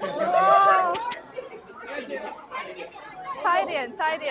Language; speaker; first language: Chinese; early bilingual, heritage; Chinese